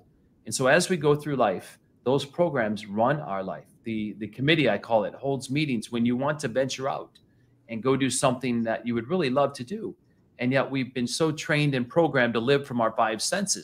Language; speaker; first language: English; native; English